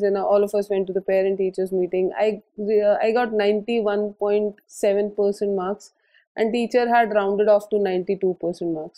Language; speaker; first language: English; non-native, local second language; Hindi